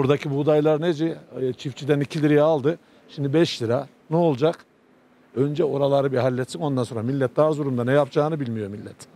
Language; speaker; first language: Turkish; native; Turkish